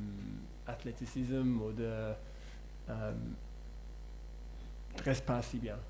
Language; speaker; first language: French; non-native, fluent; English